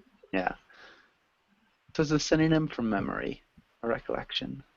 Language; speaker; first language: English; native; English